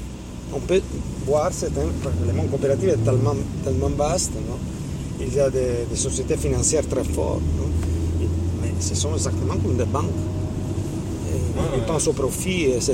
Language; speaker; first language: French; non-native, fluent; Italian